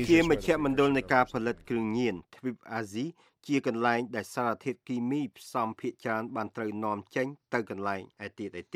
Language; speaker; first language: Khmer; native; Khmer